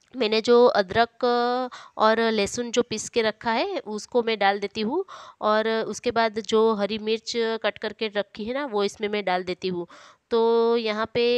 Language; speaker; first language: Hindi; non-native, local second language; Gujarati